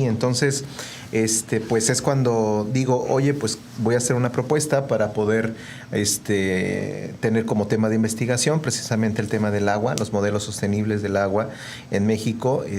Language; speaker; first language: Spanish; native; Spanish